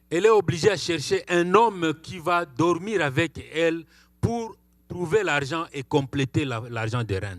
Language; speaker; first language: French; non-native, local second language; Swahili